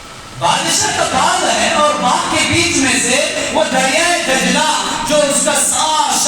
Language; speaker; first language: Urdu; native; Urdu